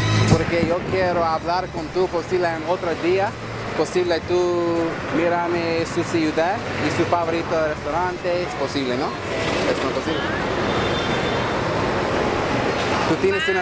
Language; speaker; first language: Spanish; non-native, learner; English